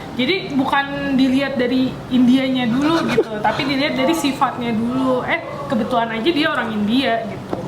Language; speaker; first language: Indonesian; native; Indonesian